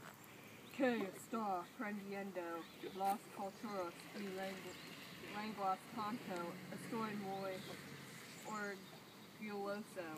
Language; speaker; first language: Spanish; non-native, learner; English